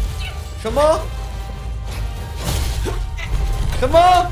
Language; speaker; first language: Chinese; non-native, learner; English